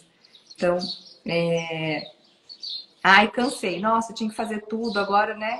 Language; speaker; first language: Portuguese; native; Portuguese